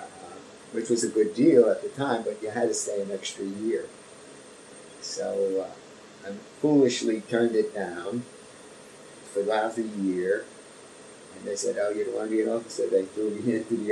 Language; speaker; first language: English; native; English